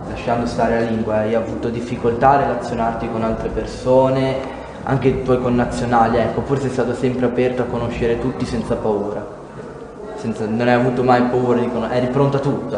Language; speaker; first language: Italian; native; Italian